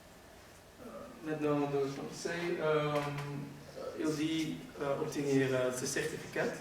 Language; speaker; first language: French; non-native, learner; Dutch